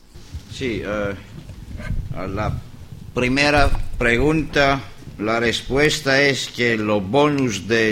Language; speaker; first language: Spanish; non-native, learner; Greek